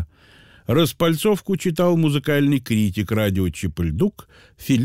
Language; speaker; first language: Russian; native; Russian